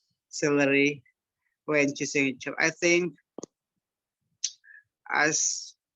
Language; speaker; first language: English; non-native, learner; Indonesian